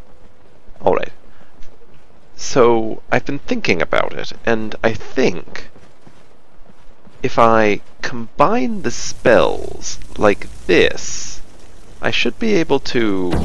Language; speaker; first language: English; native; English